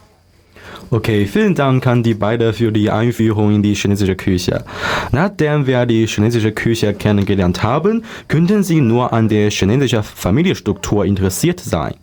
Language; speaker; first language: German; non-native, learner; Chinese